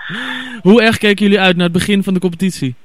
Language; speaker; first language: Dutch; native; Dutch